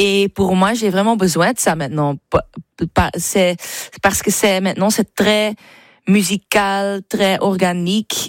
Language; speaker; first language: French; non-native, local second language; Dutch